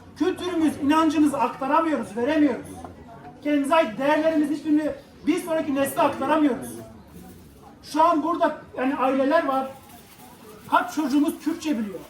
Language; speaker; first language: Turkish; non-native, local second language; Kurdish